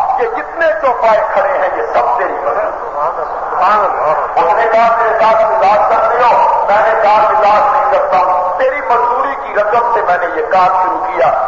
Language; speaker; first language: Urdu; non-native, local second language; Punjabi